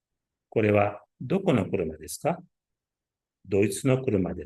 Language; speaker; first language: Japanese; non-native, learner; Uzbek